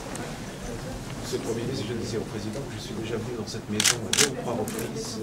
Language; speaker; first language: French; non-native, local second language; Arabic